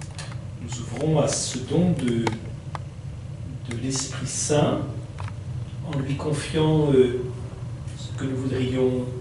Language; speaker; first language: French; native; French